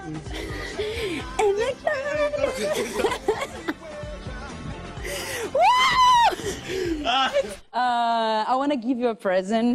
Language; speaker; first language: English; non-native, learner; Portuguese